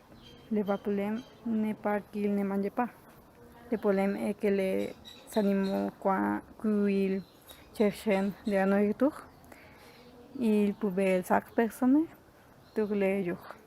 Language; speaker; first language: French; non-native, learner; Spanish